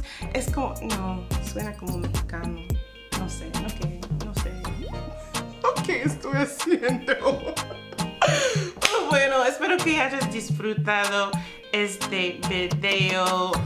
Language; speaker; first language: Spanish; non-native, fluent; English